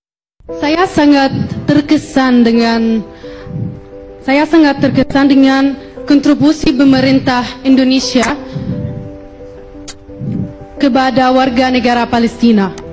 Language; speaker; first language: Indonesian; non-native, fluent; Arabic